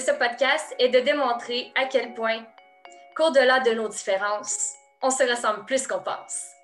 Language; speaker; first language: French; native; French